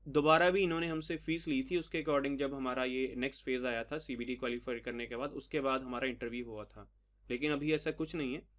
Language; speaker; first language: Hindi; non-native, local second language; Punjabi